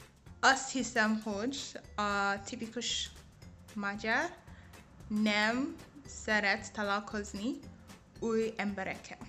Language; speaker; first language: Hungarian; non-native, learner; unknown